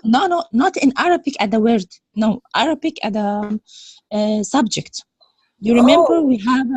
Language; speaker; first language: English; non-native, learner; Arabic